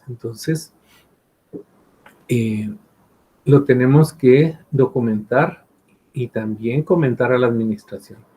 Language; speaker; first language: Spanish; native; Spanish